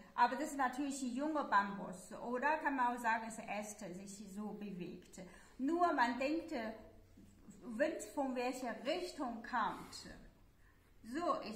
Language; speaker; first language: German; non-native, learner; Chinese